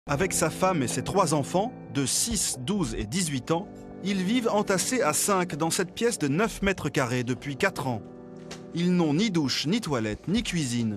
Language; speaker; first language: French; native; French